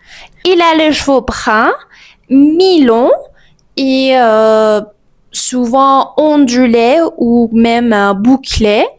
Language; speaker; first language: French; non-native, fluent; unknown